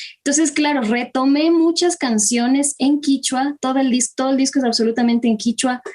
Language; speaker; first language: Spanish; non-native, local second language; Quechua